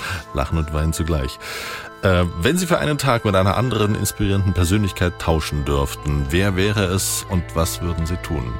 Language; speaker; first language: German; native; German